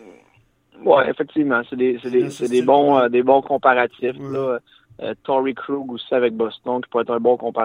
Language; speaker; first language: French; native; French